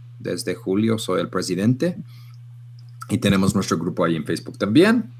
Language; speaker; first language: Spanish; non-native, fluent; English